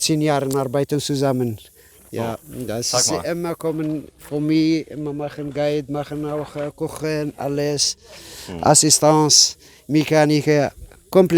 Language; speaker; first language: German; non-native, learner; Arabic